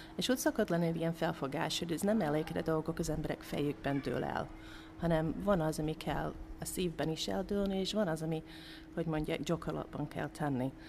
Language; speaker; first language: Hungarian; non-native, fluent; English